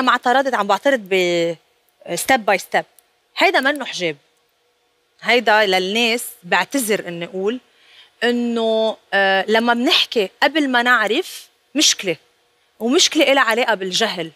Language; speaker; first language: Arabic; native; Arabic